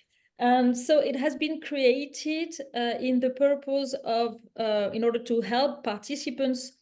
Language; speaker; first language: English; non-native, fluent; French